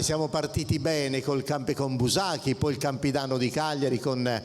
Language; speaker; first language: Italian; native; Italian